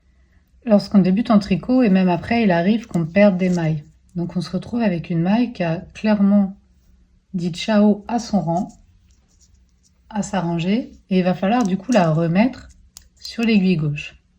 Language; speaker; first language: French; native; French